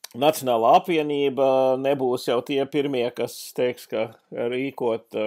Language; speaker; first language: Latvian; early bilingual, heritage; English